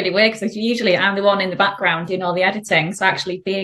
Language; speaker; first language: English; native; English